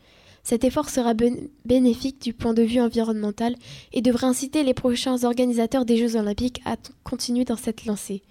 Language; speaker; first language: French; native; French